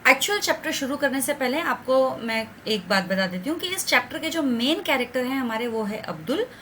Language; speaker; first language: Hindi; non-native, local second language; Marathi